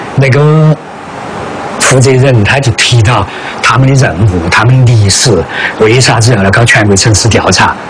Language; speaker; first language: Chinese; native; Chinese